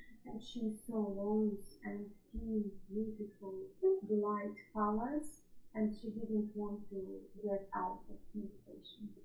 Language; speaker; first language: English; non-native, fluent; Ukrainian